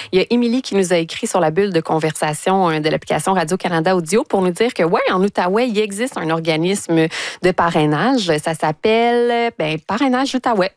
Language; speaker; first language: French; native; French